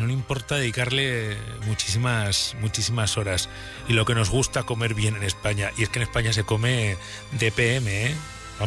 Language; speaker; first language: Spanish; native; Spanish